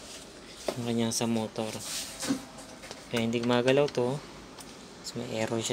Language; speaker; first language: Filipino; native; Filipino